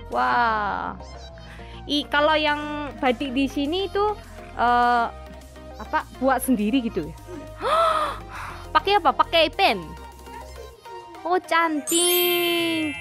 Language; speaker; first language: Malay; non-native, fluent; Korean